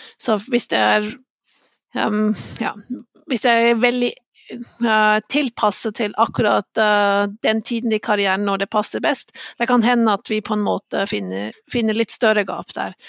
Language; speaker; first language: Norwegian; non-native, fluent; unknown